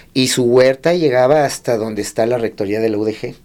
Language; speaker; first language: Spanish; native; Spanish